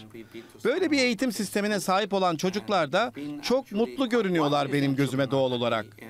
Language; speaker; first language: Turkish; native; Turkish